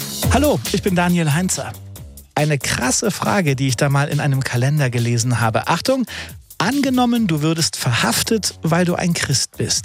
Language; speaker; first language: German; native; German